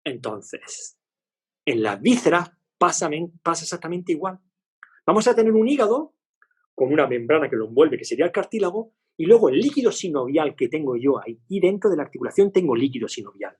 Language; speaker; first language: Spanish; native; Spanish